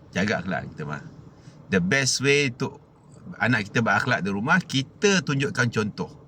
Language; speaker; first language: Malay; native; Malay